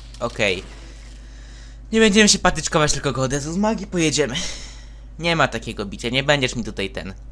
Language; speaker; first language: Polish; native; Polish